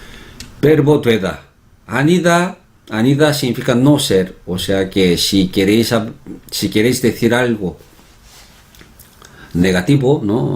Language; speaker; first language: Spanish; non-native, fluent; Korean